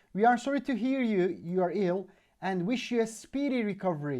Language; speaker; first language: English; non-native, fluent; Turkish